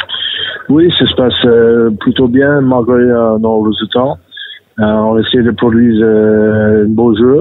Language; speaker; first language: French; non-native, fluent; English